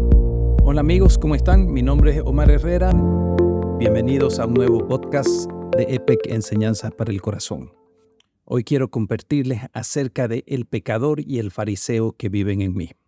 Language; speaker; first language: Spanish; native; Spanish